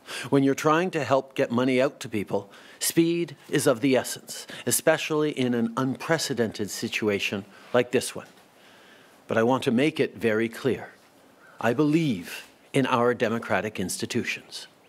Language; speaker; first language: English; native; English